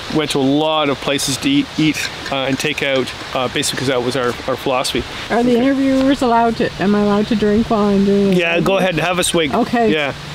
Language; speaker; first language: English; native; English